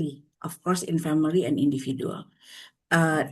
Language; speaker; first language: English; non-native, learner; Indonesian